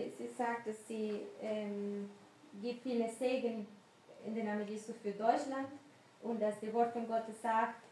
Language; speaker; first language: German; non-native, learner; Spanish